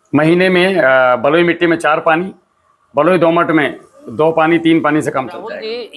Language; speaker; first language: Hindi; native; Hindi